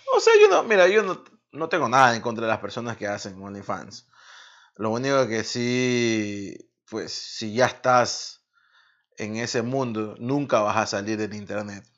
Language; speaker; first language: Spanish; native; Spanish